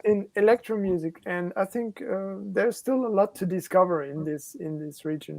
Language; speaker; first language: English; non-native, fluent; German